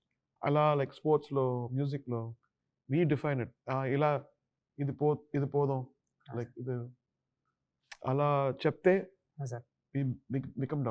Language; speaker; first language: Telugu; non-native, learner; Tamil